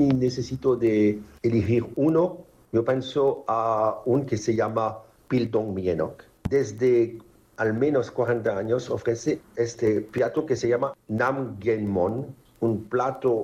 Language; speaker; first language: Spanish; non-native, fluent; Korean